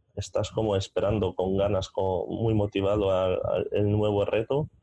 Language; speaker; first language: Spanish; non-native, fluent; Hungarian